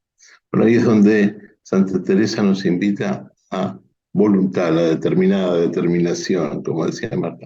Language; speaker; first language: Spanish; native; Spanish